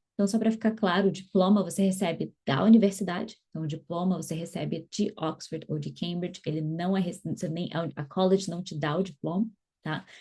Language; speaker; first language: Portuguese; native; Portuguese